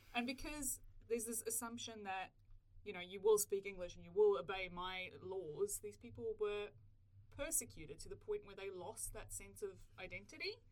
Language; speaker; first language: English; native; English